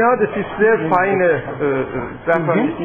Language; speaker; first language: German; non-native, fluent; Persian